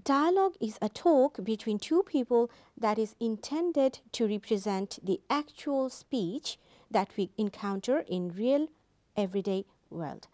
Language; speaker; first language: English; non-native, local second language; Bangla